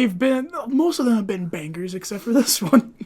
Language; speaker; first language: English; native; English